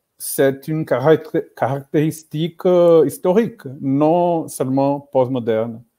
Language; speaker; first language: French; non-native, learner; Portuguese